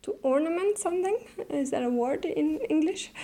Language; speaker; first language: English; non-native, fluent; Italian